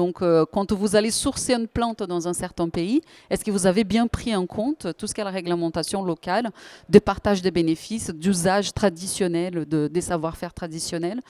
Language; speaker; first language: French; native; French